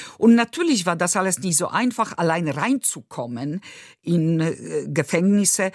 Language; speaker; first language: German; non-native, fluent; Polish